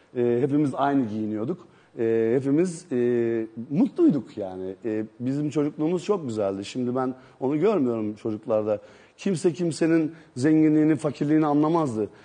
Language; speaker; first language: Turkish; native; Turkish